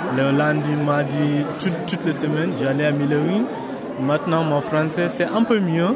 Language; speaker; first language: French; non-native, learner; English